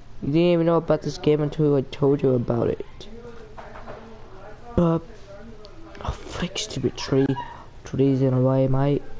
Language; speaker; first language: English; native; English